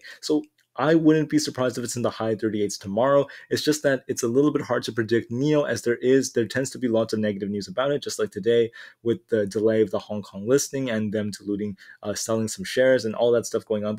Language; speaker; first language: English; native; English